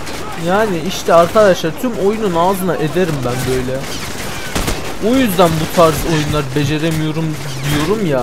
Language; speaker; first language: Turkish; native; Turkish